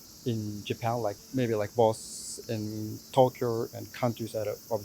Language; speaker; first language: English; non-native, fluent; Japanese